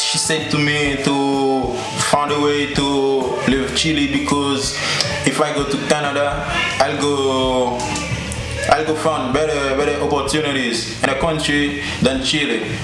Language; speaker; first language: English; non-native, learner; Haitian Creole